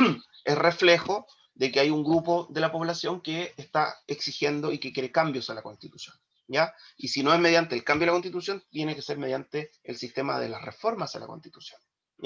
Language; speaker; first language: Spanish; native; Spanish